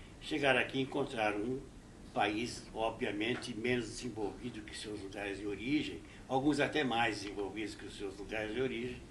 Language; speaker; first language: Portuguese; early bilingual, other home language; Hungarian